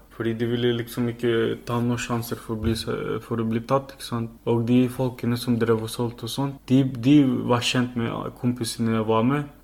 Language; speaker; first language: Norwegian; early bilingual, other home language; Filipino